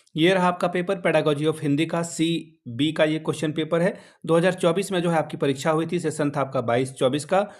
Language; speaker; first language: Hindi; native; Hindi